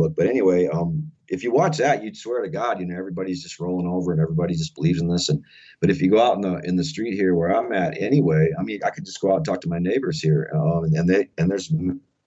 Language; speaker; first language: English; native; English